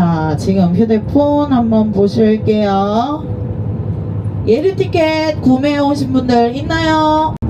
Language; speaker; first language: Korean; native; Korean